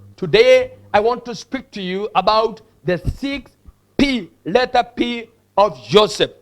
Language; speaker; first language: English; non-native, local second language; Swahili